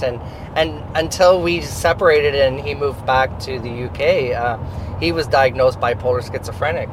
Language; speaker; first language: English; native; English